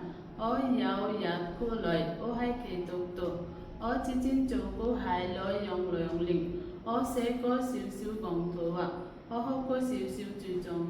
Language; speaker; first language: Cantonese; non-native, learner; Bangla